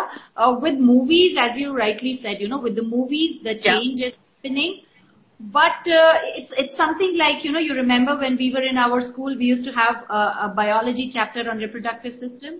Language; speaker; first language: English; non-native, local second language; Hindi